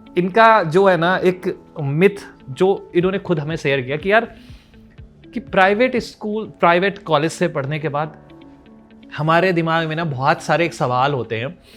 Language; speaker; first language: Hindi; native; Hindi